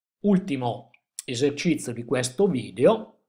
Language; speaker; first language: Italian; native; Italian